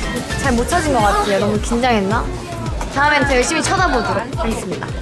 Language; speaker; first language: Korean; native; Korean